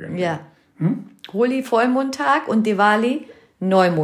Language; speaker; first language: German; early bilingual, other home language; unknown